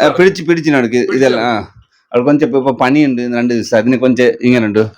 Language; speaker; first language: Malayalam; non-native, learner; Kannada